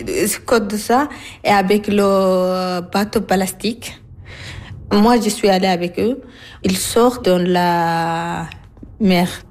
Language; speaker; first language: French; non-native, learner; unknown